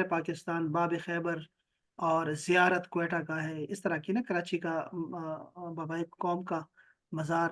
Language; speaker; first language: Urdu; native; Urdu